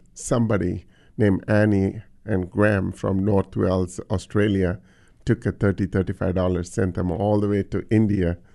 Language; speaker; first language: English; non-native, local second language; Tamil